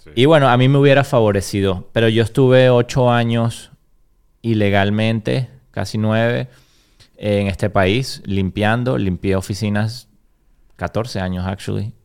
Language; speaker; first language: Spanish; native; Spanish